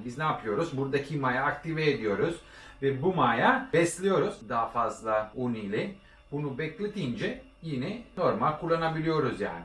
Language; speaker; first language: Turkish; non-native, learner; Italian